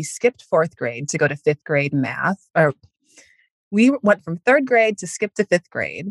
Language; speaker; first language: English; native; English